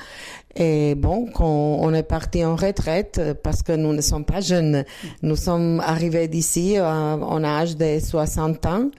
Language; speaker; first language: French; non-native, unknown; Croatian